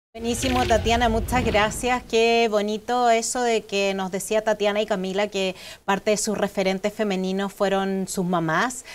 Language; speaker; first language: Spanish; native; Spanish